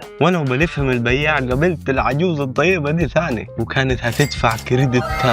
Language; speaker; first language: Arabic; native; Arabic